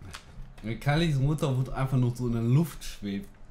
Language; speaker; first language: German; native; German